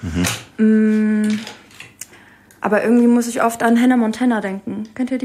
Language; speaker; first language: German; early bilingual, other home language; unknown